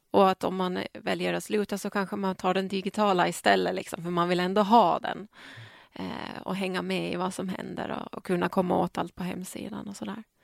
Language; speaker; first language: Swedish; native; Swedish